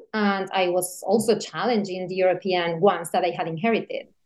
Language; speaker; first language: English; non-native, fluent; Spanish